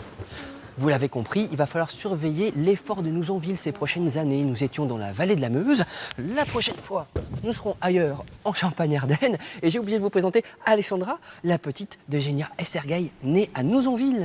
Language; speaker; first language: French; native; French